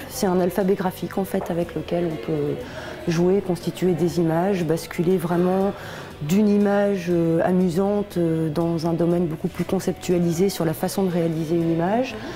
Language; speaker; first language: French; native; French